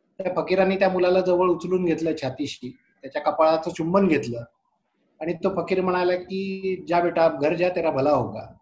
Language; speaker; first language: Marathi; native; Marathi